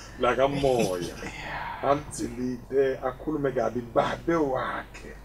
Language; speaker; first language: Zulu; non-native, local second language; Swati